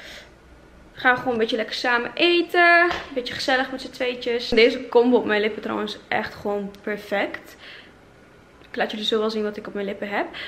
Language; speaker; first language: Dutch; native; Dutch